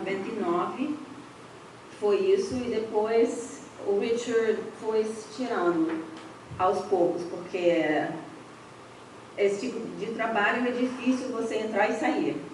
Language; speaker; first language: Portuguese; non-native, fluent; English